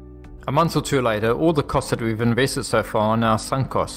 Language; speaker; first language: English; native; English